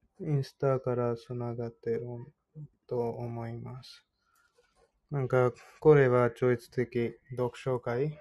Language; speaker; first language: Japanese; non-native, fluent; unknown